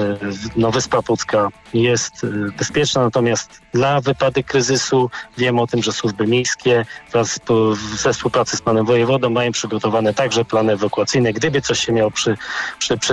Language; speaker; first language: Polish; native; Polish